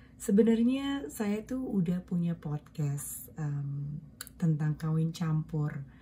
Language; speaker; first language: Indonesian; native; Indonesian